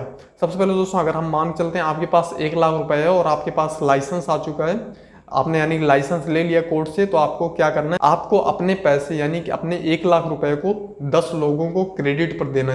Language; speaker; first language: Hindi; native; Hindi